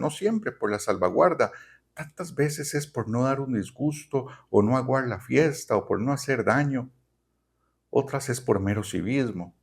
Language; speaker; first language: Spanish; native; Spanish